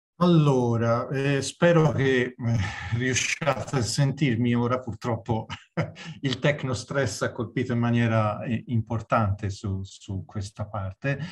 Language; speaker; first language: Italian; native; Italian